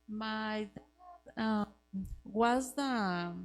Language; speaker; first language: English; non-native, learner; Spanish